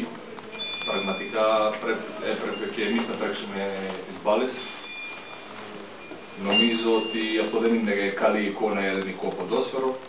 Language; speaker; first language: Greek; non-native, fluent; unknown